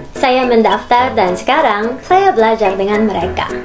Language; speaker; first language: Indonesian; non-native, learner; Filipino